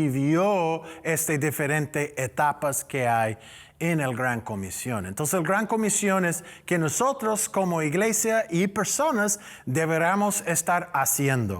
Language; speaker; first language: Spanish; non-native, learner; English